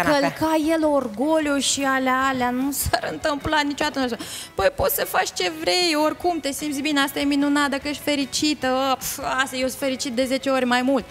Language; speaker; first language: Romanian; native; Romanian